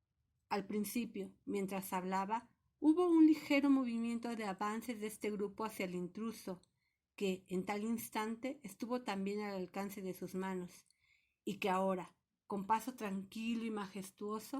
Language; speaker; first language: Spanish; native; Spanish